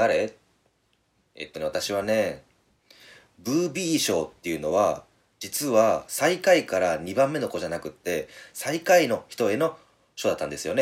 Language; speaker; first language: Japanese; native; Japanese